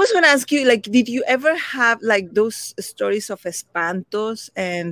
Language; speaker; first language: English; non-native, fluent; Spanish